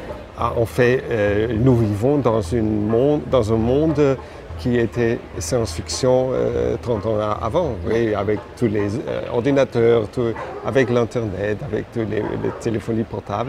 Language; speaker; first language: French; non-native, fluent; German